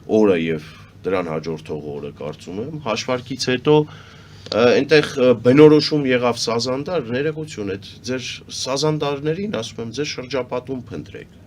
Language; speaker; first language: Armenian; native; Armenian